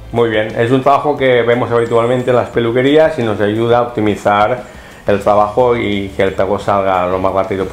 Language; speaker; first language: Spanish; native; Spanish